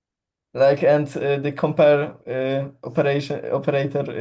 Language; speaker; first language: English; non-native, learner; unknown